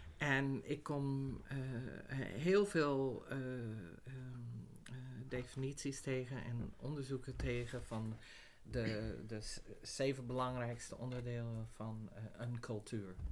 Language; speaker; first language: Dutch; non-native, fluent; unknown